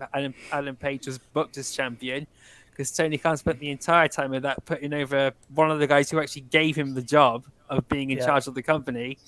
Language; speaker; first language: English; native; English